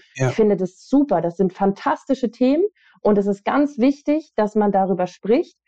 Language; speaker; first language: German; native; German